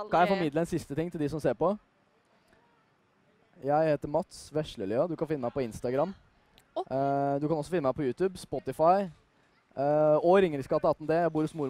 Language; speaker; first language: Norwegian; native; Norwegian